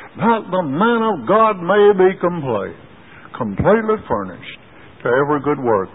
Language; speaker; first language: English; native; English